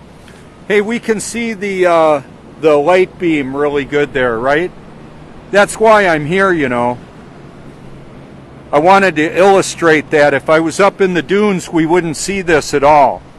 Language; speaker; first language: English; native; English